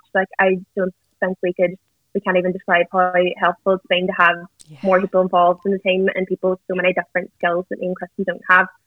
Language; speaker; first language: English; native; English